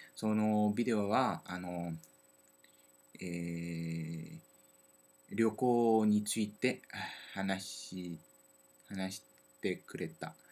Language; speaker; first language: Japanese; non-native, learner; French